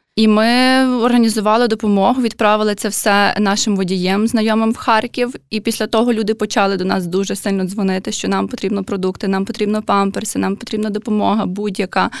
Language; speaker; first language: Ukrainian; native; Ukrainian